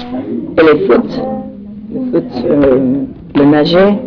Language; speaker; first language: French; non-native, learner; English